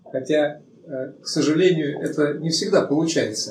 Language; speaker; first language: Russian; native; Russian